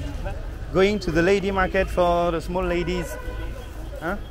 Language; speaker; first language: English; non-native, fluent; French